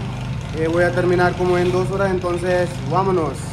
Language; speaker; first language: Spanish; non-native, learner; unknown